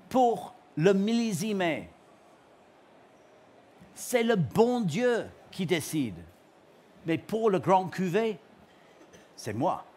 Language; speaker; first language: French; non-native, learner; English